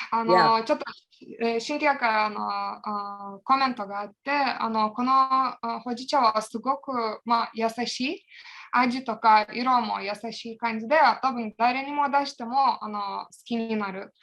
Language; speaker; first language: Japanese; non-native, fluent; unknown